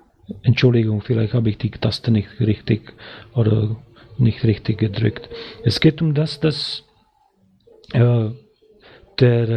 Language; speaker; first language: German; non-native, fluent; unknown